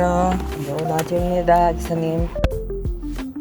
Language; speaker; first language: Korean; non-native, learner; Filipino